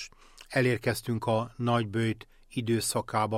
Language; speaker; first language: Hungarian; native; Hungarian